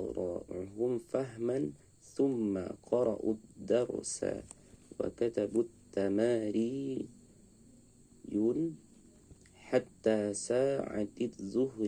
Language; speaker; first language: Arabic; non-native, learner; Indonesian